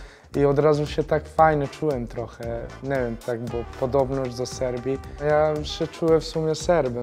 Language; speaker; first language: Polish; non-native, fluent; Serbian